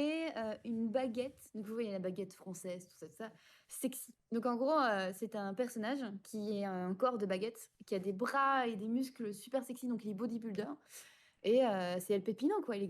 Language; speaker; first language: French; native; French